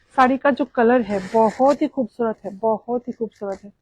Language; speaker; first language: Hindi; non-native, local second language; Bangla